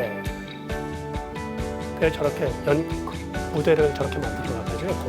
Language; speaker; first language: Korean; native; Korean